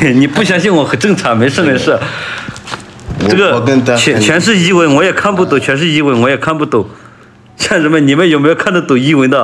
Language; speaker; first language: Chinese; native; Chinese